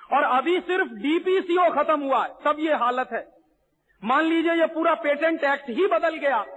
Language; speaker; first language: Hindi; native; Hindi